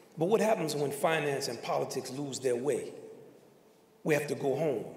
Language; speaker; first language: English; native; English